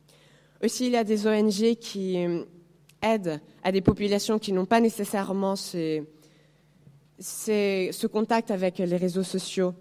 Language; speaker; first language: French; non-native, fluent; Spanish